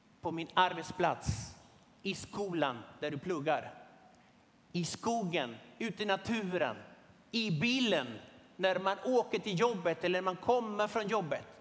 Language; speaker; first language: Swedish; non-native, fluent; Spanish